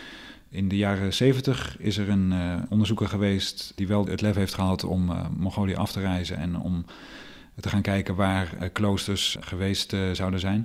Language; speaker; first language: Dutch; native; Dutch